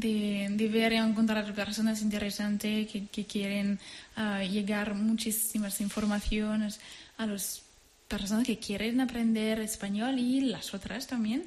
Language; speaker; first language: Spanish; non-native, learner; French